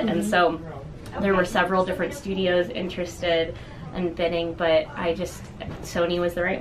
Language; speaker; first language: English; native; English